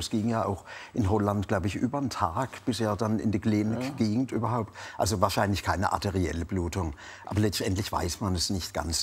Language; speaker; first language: German; native; German